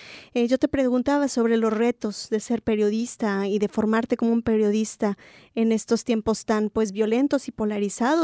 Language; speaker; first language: Spanish; native; Spanish